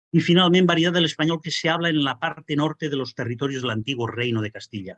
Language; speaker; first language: Spanish; non-native, local second language; Catalan